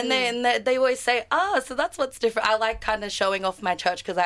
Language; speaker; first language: English; native; English